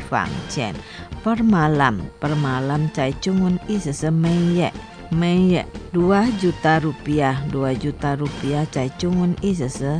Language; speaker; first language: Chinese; non-native, learner; Indonesian